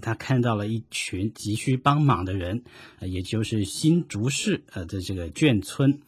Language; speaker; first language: Chinese; native; Chinese